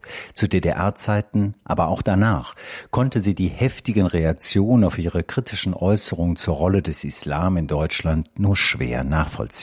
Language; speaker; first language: German; native; German